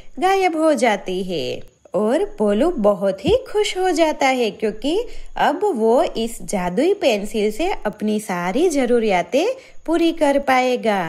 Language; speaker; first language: Hindi; native; Hindi